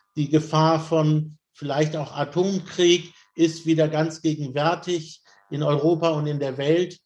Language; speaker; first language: German; native; German